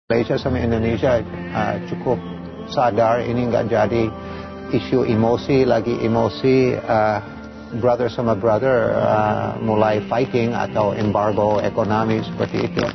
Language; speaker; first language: Indonesian; non-native, fluent; English